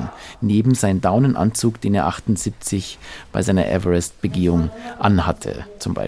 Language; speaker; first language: German; native; German